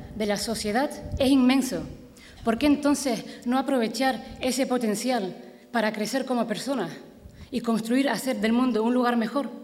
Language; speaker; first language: Spanish; native; Spanish